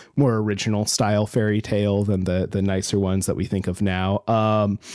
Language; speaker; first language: English; native; English